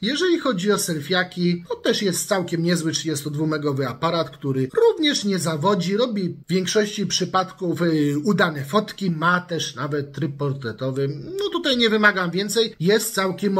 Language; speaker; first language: Polish; native; Polish